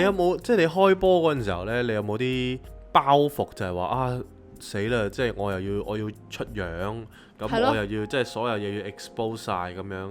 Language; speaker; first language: Cantonese; native; Cantonese